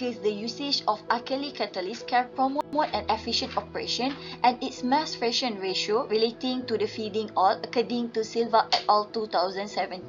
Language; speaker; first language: English; non-native, local second language; Malay